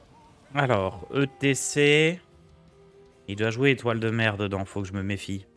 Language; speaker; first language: French; native; French